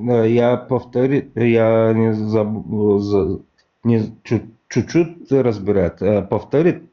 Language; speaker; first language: Russian; non-native, learner; Bulgarian